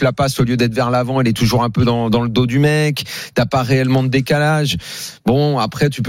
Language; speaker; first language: French; native; French